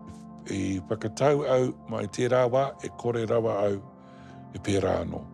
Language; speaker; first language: Māori; non-native, local second language; English